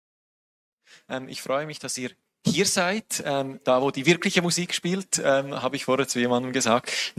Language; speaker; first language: German; native; German